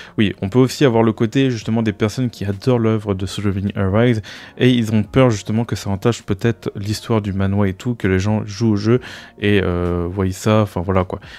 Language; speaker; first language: French; native; French